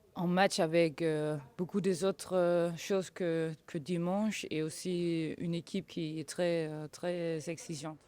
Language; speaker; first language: French; non-native, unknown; Danish